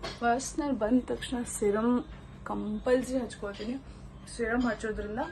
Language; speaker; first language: Kannada; non-native, local second language; Marathi